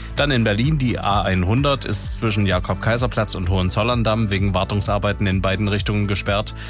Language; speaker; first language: German; native; German